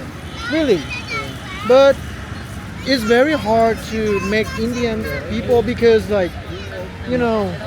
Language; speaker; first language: English; non-native, learner; Korean